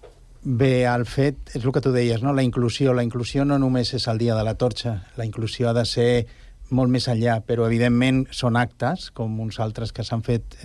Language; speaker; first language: Catalan; native; Catalan